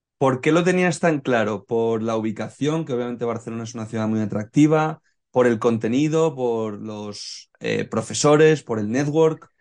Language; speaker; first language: Spanish; native; Spanish